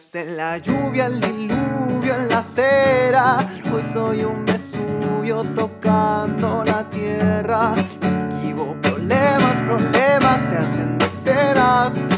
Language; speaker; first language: Spanish; native; Spanish